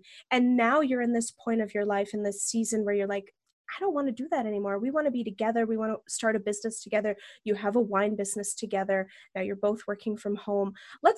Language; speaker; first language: English; native; English